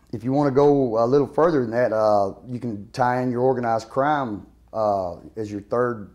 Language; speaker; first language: English; native; English